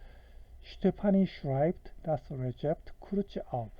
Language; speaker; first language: German; non-native, fluent; Korean